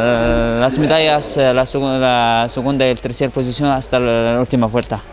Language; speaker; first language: Spanish; non-native, fluent; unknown